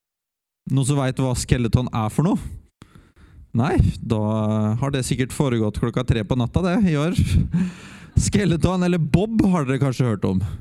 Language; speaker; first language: Norwegian; native; Norwegian